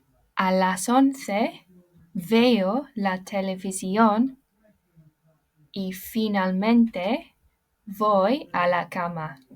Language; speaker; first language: Spanish; non-native, fluent; English